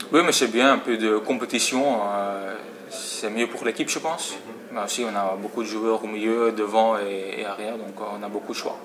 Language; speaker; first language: French; non-native, fluent; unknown